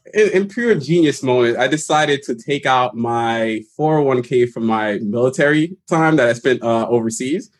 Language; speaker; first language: English; early bilingual, other home language; Haitian Creole